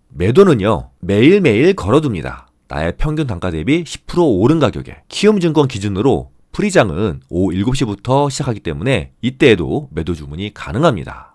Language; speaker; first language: Korean; native; Korean